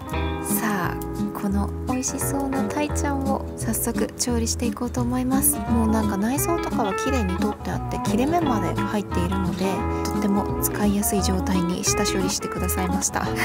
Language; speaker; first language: Japanese; native; Japanese